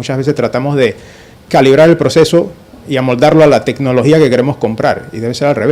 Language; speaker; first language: Spanish; native; Spanish